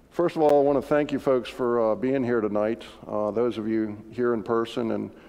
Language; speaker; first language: English; native; English